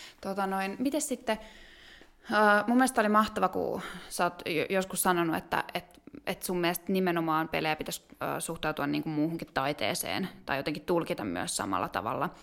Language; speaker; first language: Finnish; native; Finnish